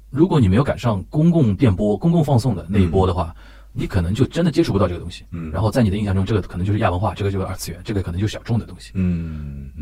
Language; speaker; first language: Chinese; native; Chinese